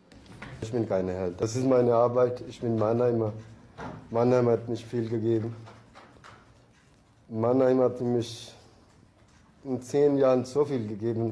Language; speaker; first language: German; non-native, learner; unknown